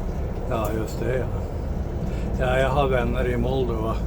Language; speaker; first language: Swedish; non-native, fluent; English